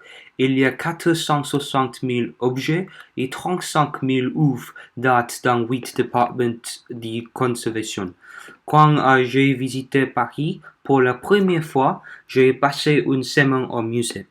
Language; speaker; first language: French; non-native, learner; Korean